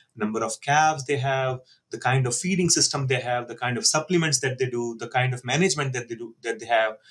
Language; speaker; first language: English; non-native, local second language; Hindi